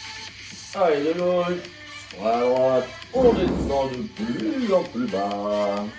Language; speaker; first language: French; native; French